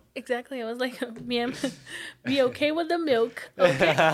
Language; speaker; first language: English; non-native, fluent; Portuguese